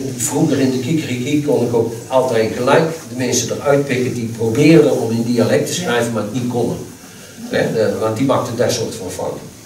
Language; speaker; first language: Dutch; native; Dutch